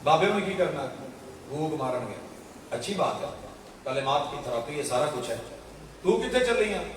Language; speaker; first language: Urdu; non-native, local second language; Punjabi